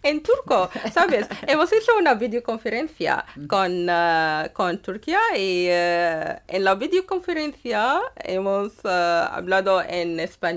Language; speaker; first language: Spanish; non-native, fluent; Arabic